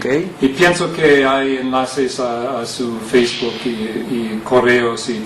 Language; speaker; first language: Spanish; non-native, fluent; English